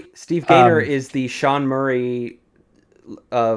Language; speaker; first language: English; native; English